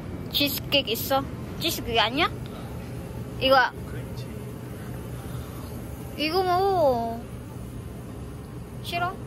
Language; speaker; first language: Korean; non-native, learner; Filipino